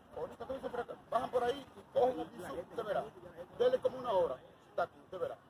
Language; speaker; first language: Spanish; early bilingual, heritage; Spanish